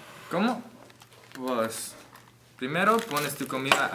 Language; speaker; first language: Spanish; non-native, learner; English